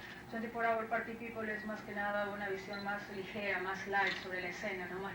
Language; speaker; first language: Spanish; native; Spanish